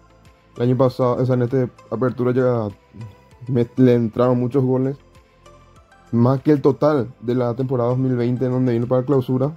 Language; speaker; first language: Spanish; native; Spanish